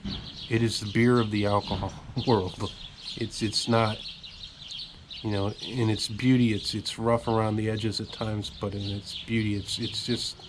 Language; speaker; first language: English; native; English